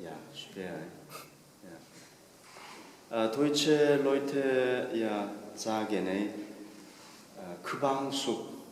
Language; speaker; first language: German; non-native, learner; Korean